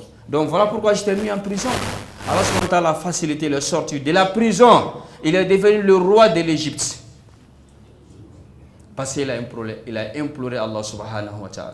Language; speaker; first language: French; non-native, local second language; Bambara